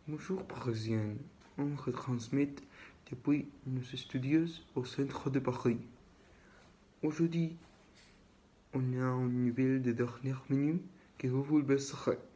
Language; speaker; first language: French; non-native, learner; Spanish